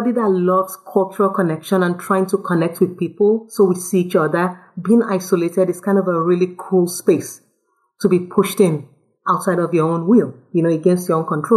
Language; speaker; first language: English; non-native, local second language; Yoruba